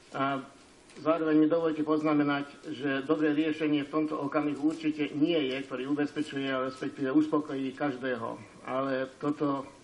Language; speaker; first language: Slovak; non-native, local second language; Hungarian